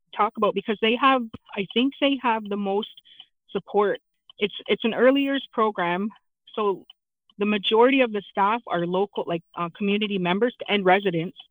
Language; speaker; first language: English; native; English